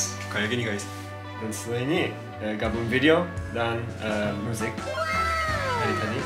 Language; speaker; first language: Indonesian; non-native, learner; Japanese